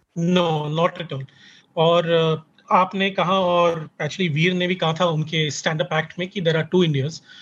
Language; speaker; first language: Hindi; native; Hindi